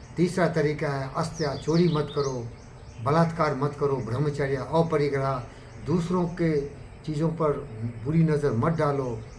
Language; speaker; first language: Hindi; native; Hindi